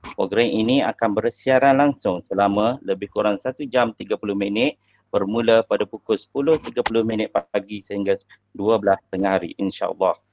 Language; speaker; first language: Malay; native; Malay